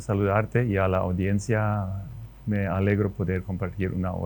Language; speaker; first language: Spanish; native; Spanish